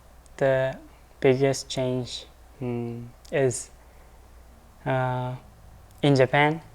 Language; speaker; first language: English; non-native, learner; Japanese